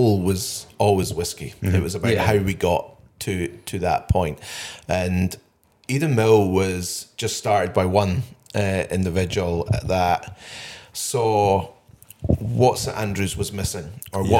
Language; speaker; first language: English; native; English